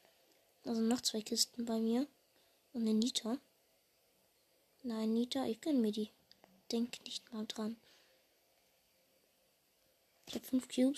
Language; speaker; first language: German; native; German